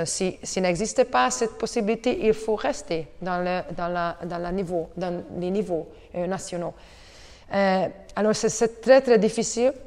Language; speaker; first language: French; non-native, learner; Hungarian